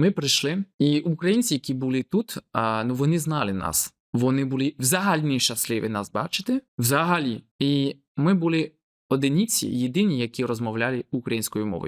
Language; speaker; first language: Ukrainian; non-native, fluent; French